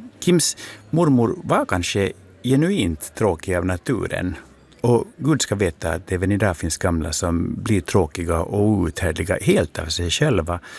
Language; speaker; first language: Swedish; native; Swedish